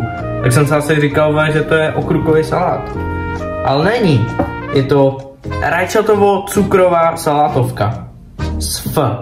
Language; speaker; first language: Czech; native; Czech